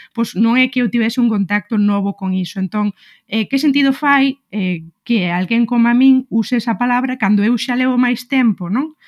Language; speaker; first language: Galician; native; Galician